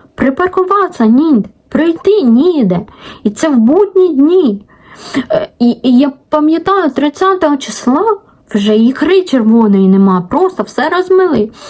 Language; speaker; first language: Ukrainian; non-native, local second language; Russian